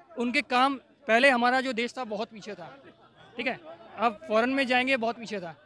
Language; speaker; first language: Hindi; non-native, local second language; Gujarati